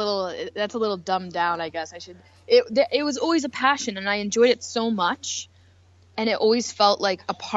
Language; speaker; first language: English; native; English